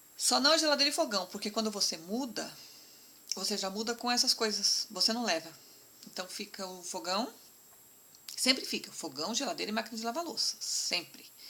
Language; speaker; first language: Portuguese; native; Portuguese